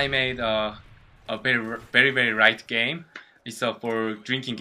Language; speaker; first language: English; non-native, learner; Korean